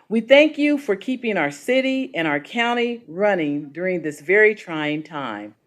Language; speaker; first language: English; native; English